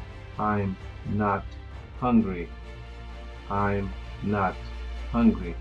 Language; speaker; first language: English; non-native, fluent; Spanish